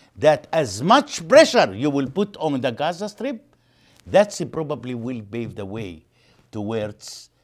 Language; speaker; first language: English; non-native, fluent; Arabic